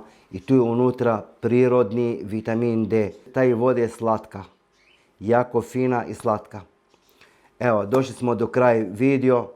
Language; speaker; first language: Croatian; non-native, fluent; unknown